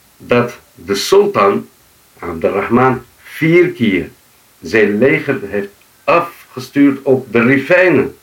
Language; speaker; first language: Dutch; non-native, fluent; Riffian